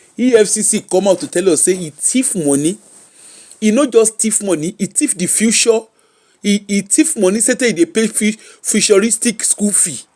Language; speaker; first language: Nigerian Pidgin; non-native, local second language; Yoruba